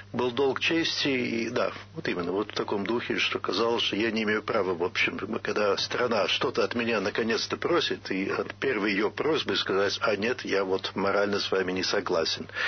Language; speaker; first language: Russian; early bilingual, heritage; Russian